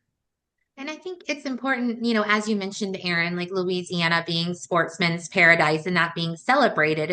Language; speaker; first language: English; native; English